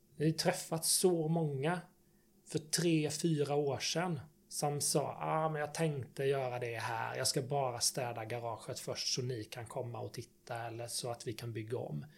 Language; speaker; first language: Swedish; native; Swedish